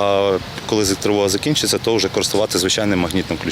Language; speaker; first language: Ukrainian; native; Ukrainian